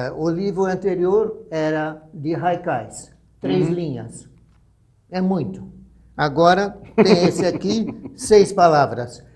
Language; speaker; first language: Portuguese; early bilingual, other home language; German